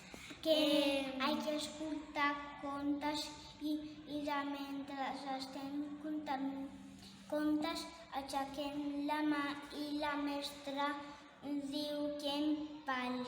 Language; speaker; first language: Catalan; non-native, local second language; Spanish